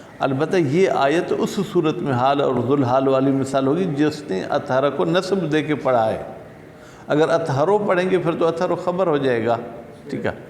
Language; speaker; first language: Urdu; non-native, local second language; Sindhi